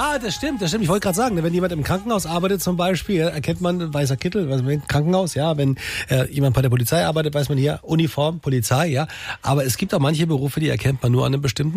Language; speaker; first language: German; native; German